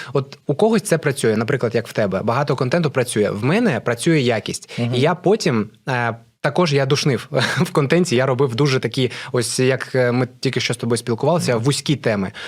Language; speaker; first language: Ukrainian; non-native, local second language; Russian